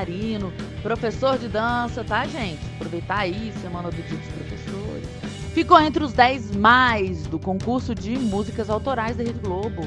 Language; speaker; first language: Portuguese; native; Portuguese